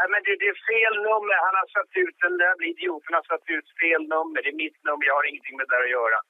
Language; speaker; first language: Swedish; native; Swedish